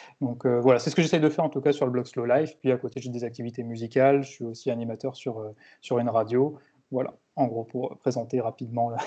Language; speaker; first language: French; native; French